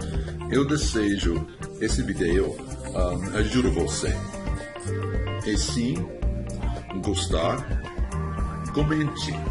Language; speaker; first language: Portuguese; non-native, learner; English